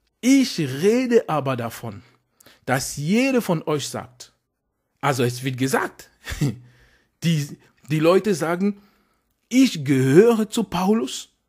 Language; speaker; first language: German; non-native, fluent; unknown